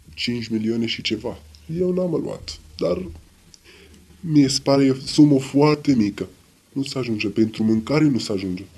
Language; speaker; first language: Romanian; non-native, learner; Arabic